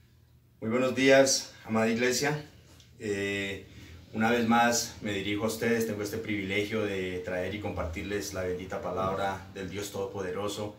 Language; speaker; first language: Spanish; native; Spanish